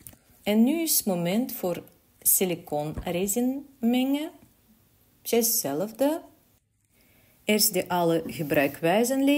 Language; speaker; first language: Dutch; non-native, learner; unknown